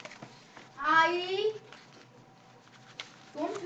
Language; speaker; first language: English; non-native, learner; Korean